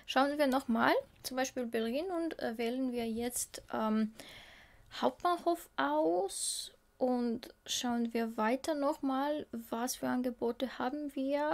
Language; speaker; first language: German; non-native, fluent; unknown